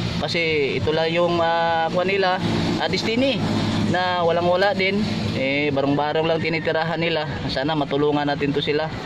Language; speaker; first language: Filipino; non-native, local second language; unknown